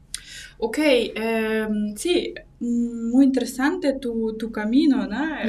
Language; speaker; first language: Spanish; non-native, fluent; Russian